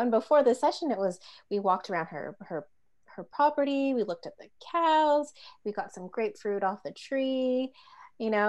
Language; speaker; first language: English; native; English